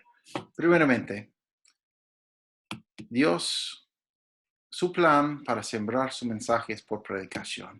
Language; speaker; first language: Spanish; non-native, fluent; English